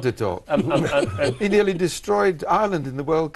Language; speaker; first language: English; native; English